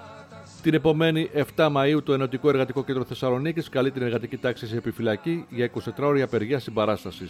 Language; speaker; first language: Greek; native; Greek